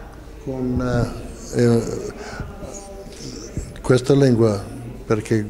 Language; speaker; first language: Italian; non-native, learner; English